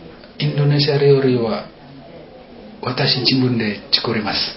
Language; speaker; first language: Japanese; non-native, learner; Indonesian